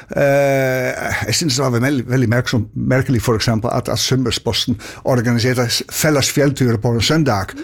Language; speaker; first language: Norwegian; non-native, fluent; Dutch